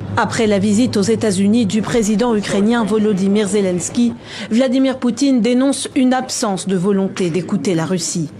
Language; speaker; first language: French; native; French